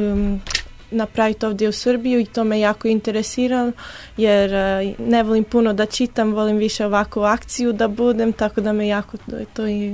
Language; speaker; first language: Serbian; early bilingual, heritage; English